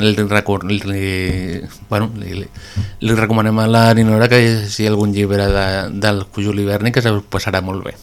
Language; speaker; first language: Catalan; native; Catalan